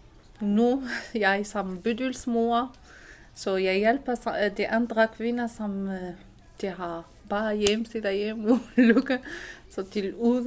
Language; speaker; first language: Danish; non-native, local second language; Arabic